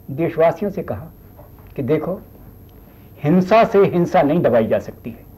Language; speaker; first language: Hindi; native; Hindi